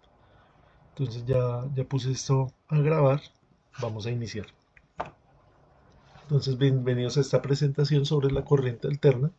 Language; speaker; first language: Spanish; native; Spanish